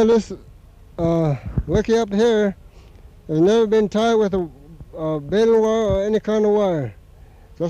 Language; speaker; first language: English; native; English